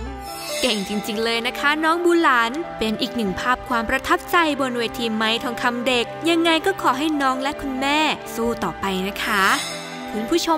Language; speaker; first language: Thai; native; Thai